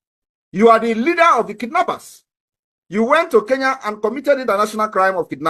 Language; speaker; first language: English; non-native, local second language; Igbo